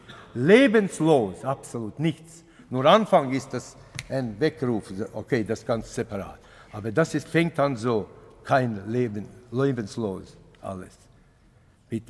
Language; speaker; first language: German; non-native, fluent; Latvian